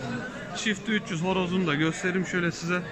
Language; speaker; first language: Turkish; native; Turkish